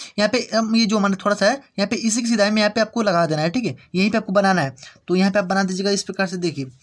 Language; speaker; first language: Hindi; native; Hindi